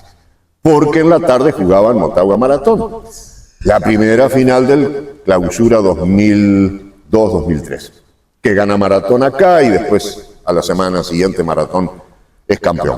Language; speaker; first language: Spanish; native; Spanish